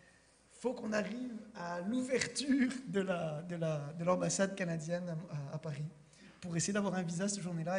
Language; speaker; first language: French; native; French